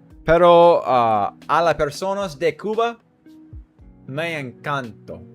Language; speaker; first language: Spanish; non-native, learner; English